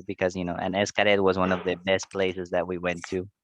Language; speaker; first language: English; non-native, fluent; Spanish